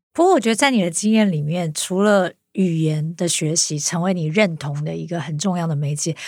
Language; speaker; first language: Chinese; native; Chinese